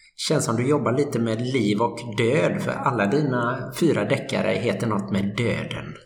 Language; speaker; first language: Swedish; native; Swedish